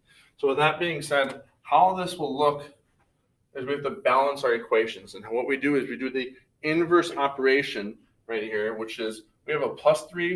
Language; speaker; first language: English; native; English